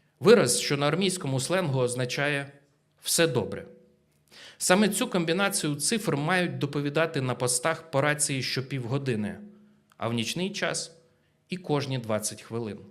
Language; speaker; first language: Ukrainian; native; Ukrainian